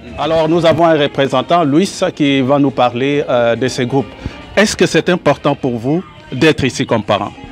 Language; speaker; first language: French; native; French